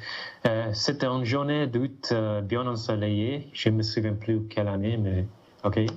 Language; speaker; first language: French; non-native, fluent; English